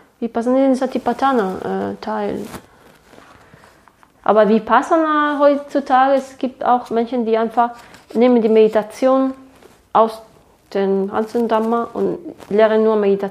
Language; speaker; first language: German; non-native, fluent; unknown